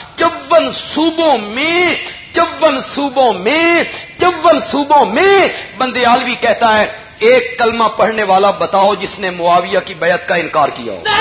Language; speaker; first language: Urdu; non-native, local second language; Punjabi